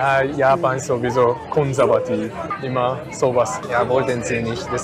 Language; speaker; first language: German; non-native, learner; Japanese